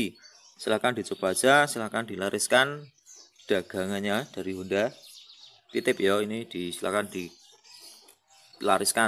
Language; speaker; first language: Indonesian; native; Indonesian